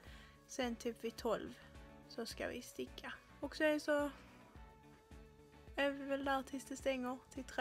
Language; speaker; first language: Swedish; native; Swedish